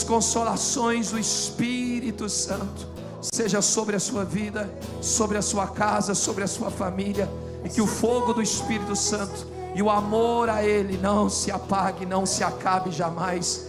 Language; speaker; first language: Portuguese; native; Portuguese